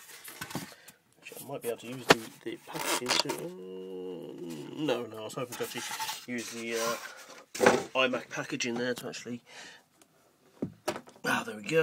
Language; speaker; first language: English; native; English